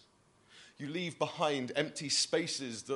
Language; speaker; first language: English; native; English